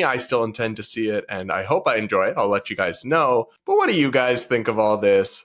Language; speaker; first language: English; native; English